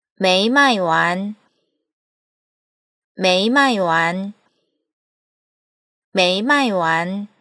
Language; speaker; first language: Chinese; non-native, fluent; Korean